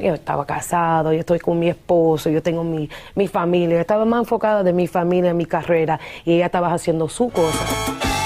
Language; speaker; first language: Spanish; early bilingual, heritage; English